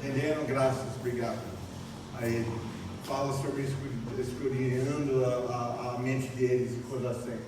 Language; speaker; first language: Portuguese; non-native, fluent; English